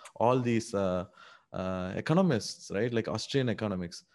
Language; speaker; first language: English; non-native, local second language; Tamil